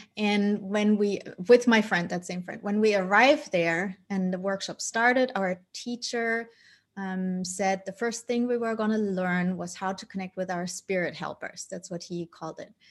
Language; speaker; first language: English; non-native, fluent; German